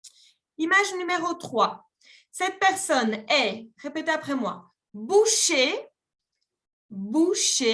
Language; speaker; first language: French; non-native, fluent; Spanish